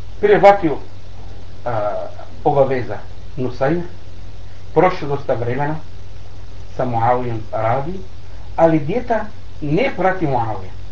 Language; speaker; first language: Bosnian; non-native, learner; Arabic